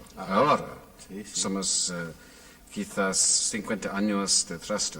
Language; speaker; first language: Spanish; non-native, fluent; English